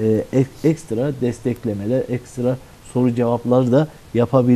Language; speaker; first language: Turkish; native; Turkish